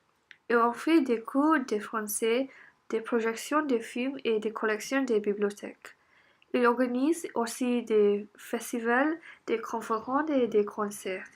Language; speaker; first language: French; non-native, learner; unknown